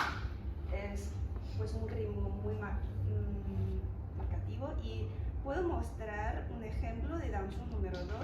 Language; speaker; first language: Spanish; non-native, fluent; Chinese